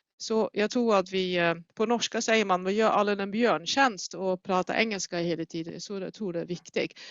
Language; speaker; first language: Swedish; non-native, fluent; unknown